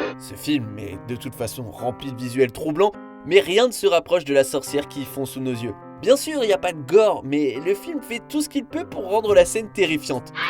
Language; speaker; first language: French; native; French